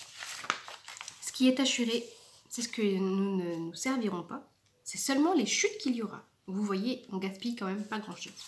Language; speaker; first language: French; native; French